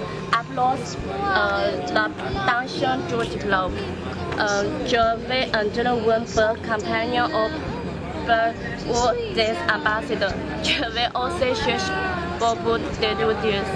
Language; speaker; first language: French; non-native, learner; Indonesian